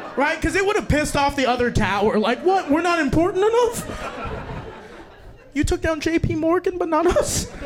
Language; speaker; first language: English; native; English